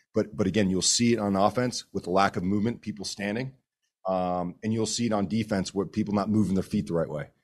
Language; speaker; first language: English; early bilingual, other home language; Spanish